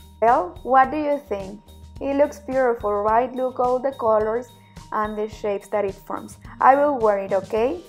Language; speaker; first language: English; non-native, fluent; Spanish